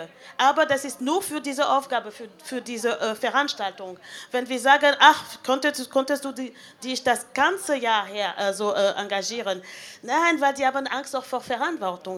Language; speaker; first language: German; non-native, fluent; French